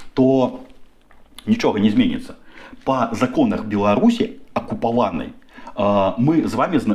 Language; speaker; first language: Belarusian; non-native, local second language; Russian